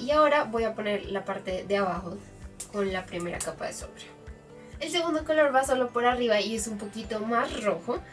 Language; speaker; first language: Spanish; native; Spanish